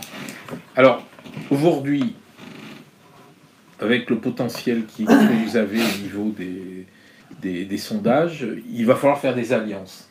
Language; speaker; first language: French; native; French